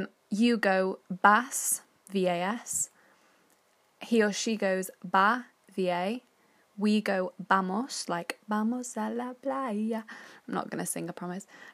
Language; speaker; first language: English; native; English